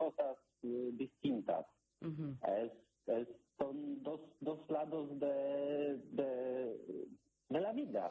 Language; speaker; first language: Spanish; non-native, learner; Polish